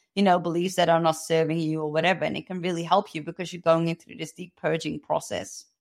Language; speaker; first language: English; non-native, fluent; Dutch